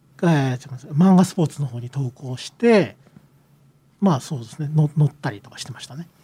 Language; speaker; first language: Japanese; native; Japanese